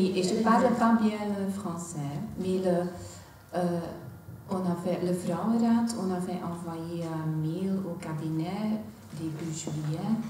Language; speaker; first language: French; non-native, local second language; Dutch